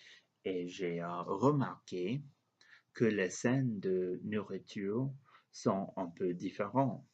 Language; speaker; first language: French; non-native, learner; English